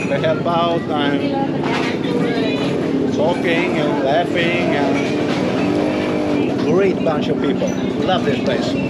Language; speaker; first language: English; non-native, fluent; Swedish